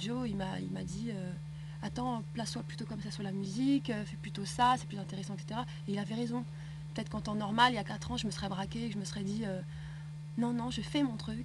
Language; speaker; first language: French; native; French